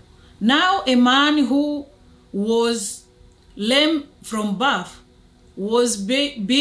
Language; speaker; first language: English; non-native, local second language; Kinyarwanda